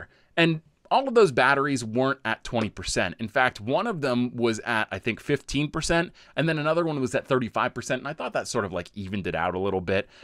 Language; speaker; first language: English; native; English